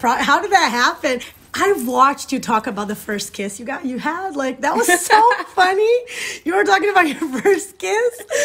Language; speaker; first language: English; non-native, fluent; Portuguese